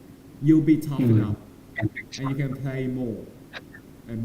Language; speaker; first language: English; non-native, learner; Thai